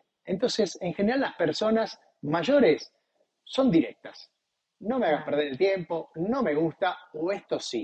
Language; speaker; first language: Spanish; native; Spanish